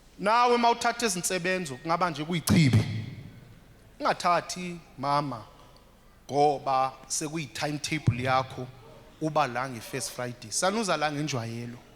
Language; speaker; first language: Zulu; native; Zulu